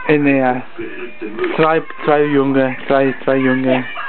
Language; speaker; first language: German; non-native, learner; Chinese